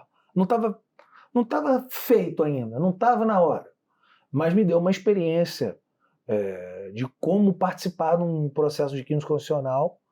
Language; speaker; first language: Portuguese; native; Portuguese